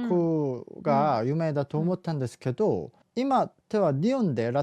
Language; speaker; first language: Japanese; non-native, fluent; Korean